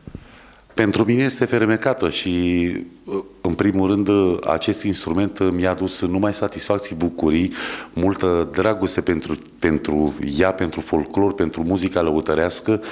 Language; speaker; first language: Romanian; native; Romanian